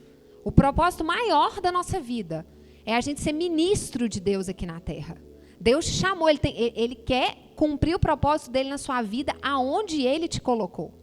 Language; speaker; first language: Portuguese; native; Portuguese